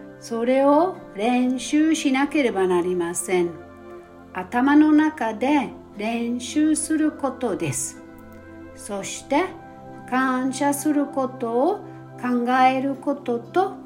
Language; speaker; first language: Japanese; non-native, fluent; German